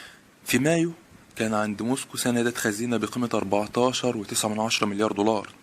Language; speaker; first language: Arabic; native; Arabic